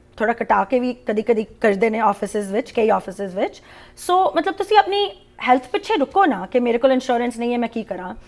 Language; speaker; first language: Punjabi; early bilingual, heritage; Punjabi